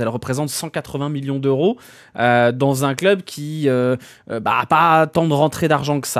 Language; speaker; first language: French; native; French